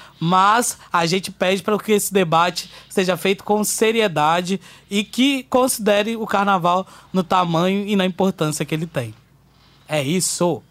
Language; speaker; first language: Portuguese; native; Portuguese